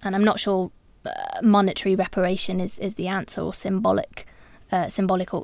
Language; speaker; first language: English; native; English